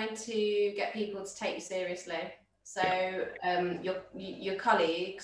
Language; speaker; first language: English; native; English